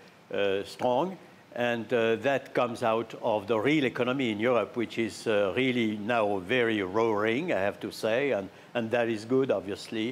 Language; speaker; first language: English; non-native, fluent; French